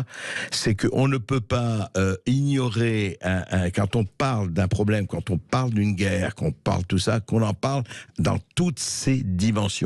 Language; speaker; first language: French; native; French